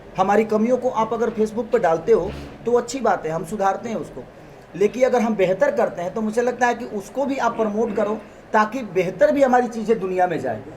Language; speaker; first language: Hindi; non-native, local second language; Bhojpuri